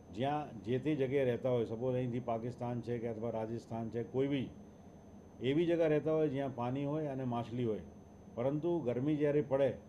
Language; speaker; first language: Gujarati; native; Gujarati